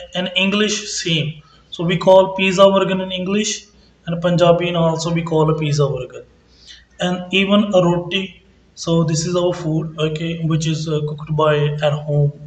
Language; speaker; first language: English; non-native, local second language; Punjabi